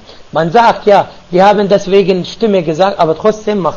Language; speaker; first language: German; non-native, fluent; Arabic